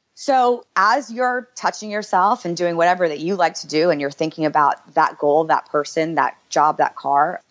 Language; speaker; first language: English; native; English